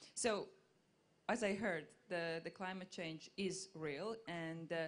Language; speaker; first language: English; non-native, fluent; Latvian